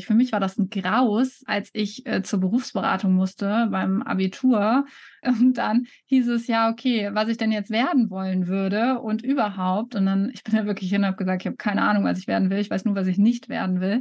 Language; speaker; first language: German; native; German